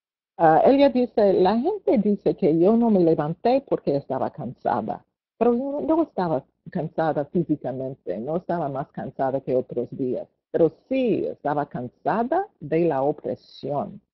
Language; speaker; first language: Spanish; non-native, fluent; English